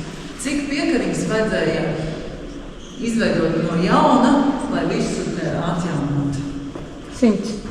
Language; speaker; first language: Latvian; native; Latvian